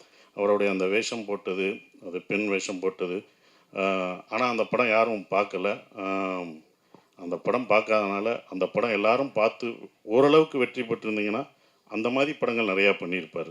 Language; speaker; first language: Tamil; native; Tamil